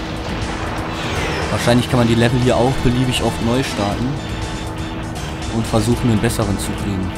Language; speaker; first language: German; native; German